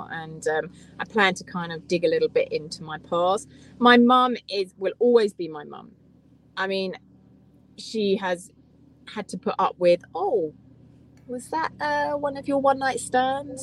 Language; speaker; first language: English; native; English